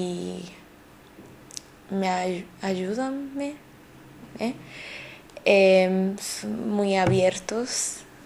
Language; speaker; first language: Portuguese; non-native, learner; Spanish